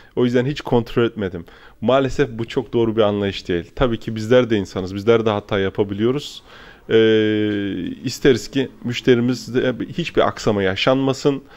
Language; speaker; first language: Turkish; early bilingual, heritage; Turkish